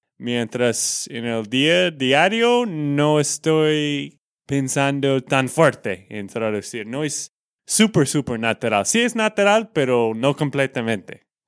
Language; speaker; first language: Spanish; non-native, fluent; English